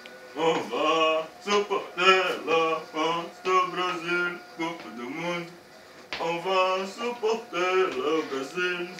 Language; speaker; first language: French; non-native, learner; Portuguese